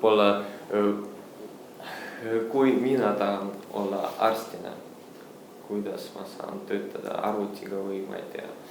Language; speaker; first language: Estonian; non-native, local second language; Russian